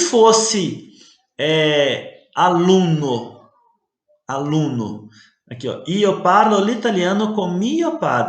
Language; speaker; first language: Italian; non-native, fluent; Portuguese